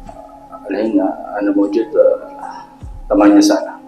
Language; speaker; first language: Arabic; non-native, learner; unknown